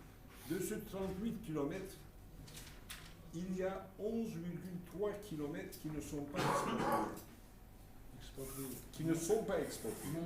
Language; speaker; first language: French; non-native, fluent; Turkish